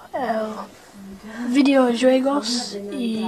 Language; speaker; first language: Spanish; non-native, learner; English